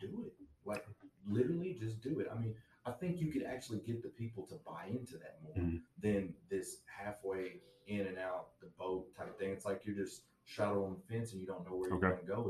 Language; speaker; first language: English; native; English